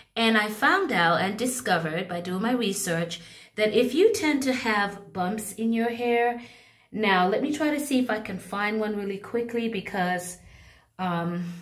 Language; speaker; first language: English; native; English